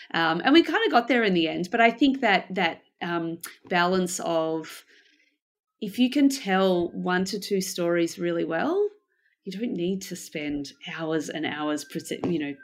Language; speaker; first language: English; native; English